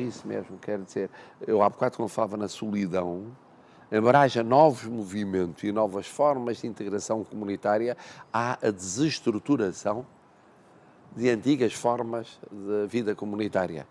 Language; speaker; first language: Portuguese; native; Portuguese